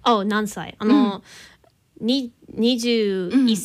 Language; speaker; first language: Japanese; non-native, learner; English